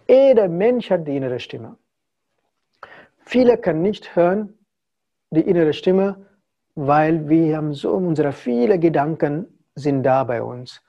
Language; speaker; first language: German; non-native, fluent; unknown